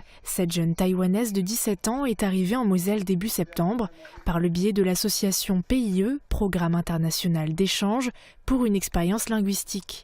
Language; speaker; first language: French; native; French